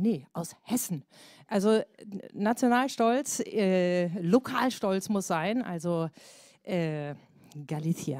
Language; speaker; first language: German; native; German